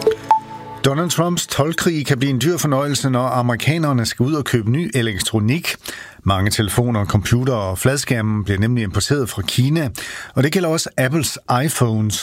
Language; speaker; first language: Danish; native; Danish